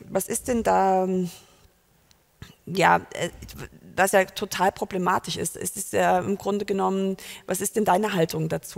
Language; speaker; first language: German; native; German